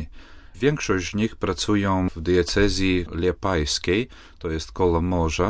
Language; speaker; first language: Polish; non-native, fluent; Latvian